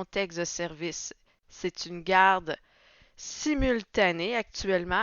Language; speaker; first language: French; native; French